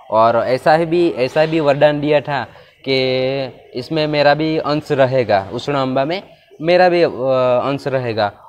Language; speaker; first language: Hindi; non-native, local second language; Gujarati